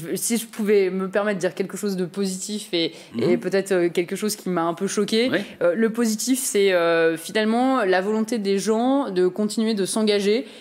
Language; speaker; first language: French; native; French